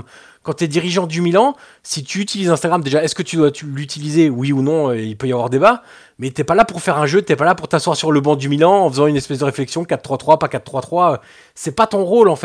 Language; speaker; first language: French; native; French